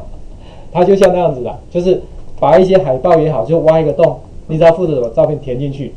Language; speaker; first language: Chinese; native; Chinese